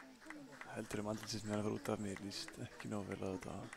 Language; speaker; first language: Icelandic; native; Icelandic